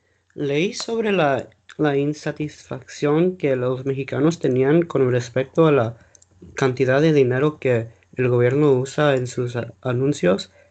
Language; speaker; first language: Spanish; non-native, learner; English